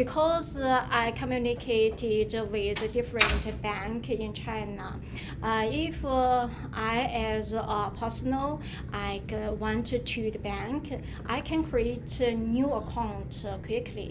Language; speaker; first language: English; non-native, learner; Chinese